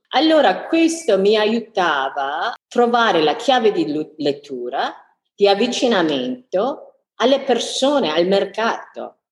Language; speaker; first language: Italian; non-native, fluent; English